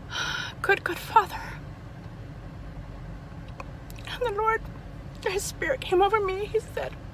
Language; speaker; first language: English; native; English